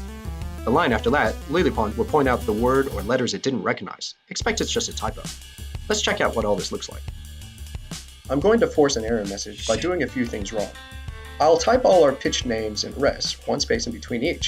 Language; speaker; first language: English; native; English